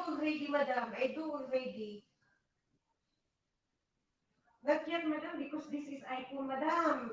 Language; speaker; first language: English; non-native, local second language; Filipino